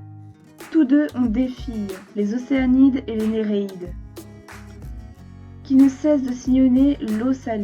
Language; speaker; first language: French; native; French